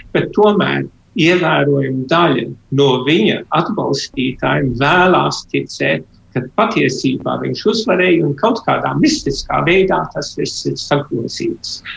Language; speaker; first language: Latvian; early bilingual, heritage; Latvian